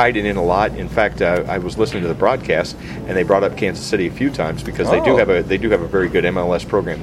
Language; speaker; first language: English; native; English